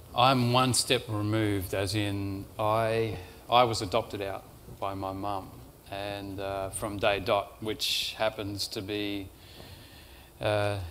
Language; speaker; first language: English; native; English